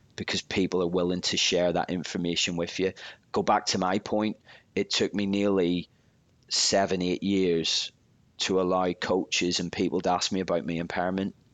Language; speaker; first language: English; native; English